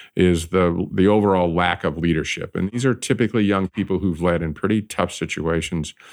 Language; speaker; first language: English; native; English